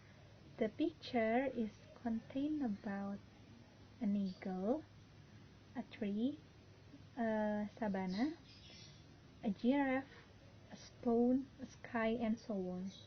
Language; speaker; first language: English; non-native, learner; Indonesian